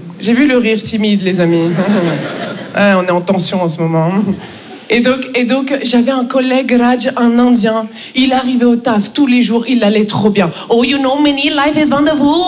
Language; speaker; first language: French; native; French